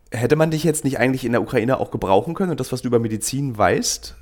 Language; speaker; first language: German; native; German